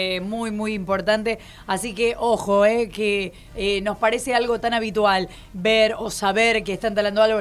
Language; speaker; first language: Spanish; native; Spanish